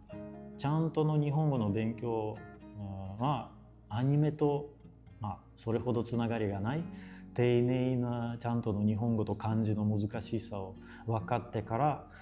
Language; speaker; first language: Japanese; non-native, fluent; Russian